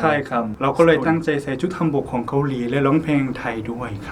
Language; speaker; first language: Thai; non-native, fluent; Korean